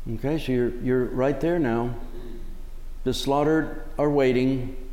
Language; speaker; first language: English; early bilingual, other home language; Spanish